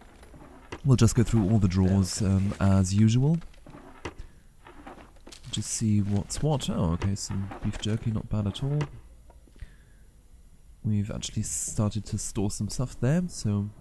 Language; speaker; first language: English; native; English